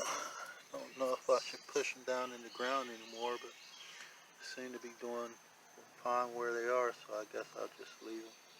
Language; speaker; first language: English; native; English